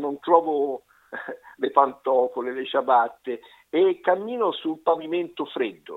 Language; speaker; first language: Italian; native; Italian